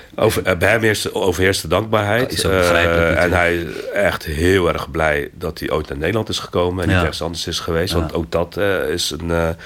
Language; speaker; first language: Dutch; native; Dutch